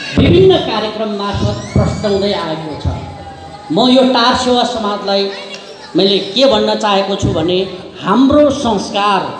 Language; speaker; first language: Nepali; non-native, local second language; Eastern Tamang